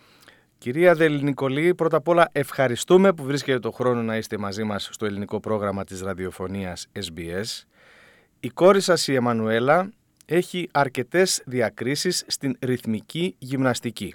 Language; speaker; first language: Greek; native; Greek